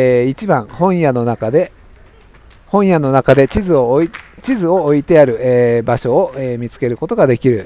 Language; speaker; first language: Japanese; native; Japanese